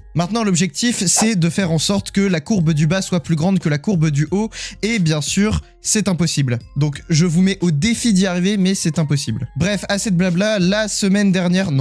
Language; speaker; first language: French; native; French